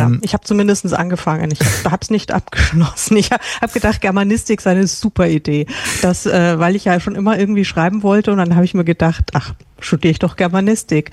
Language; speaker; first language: German; native; German